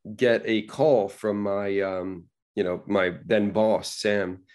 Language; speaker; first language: English; native; English